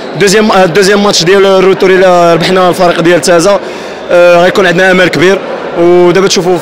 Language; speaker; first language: Arabic; native; Arabic